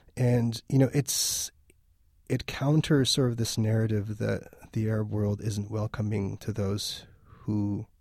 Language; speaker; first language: English; early bilingual, other home language; Armenian